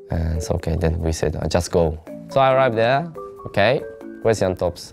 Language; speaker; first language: English; non-native, learner; Japanese